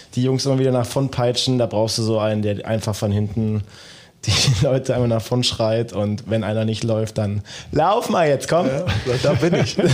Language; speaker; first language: German; native; German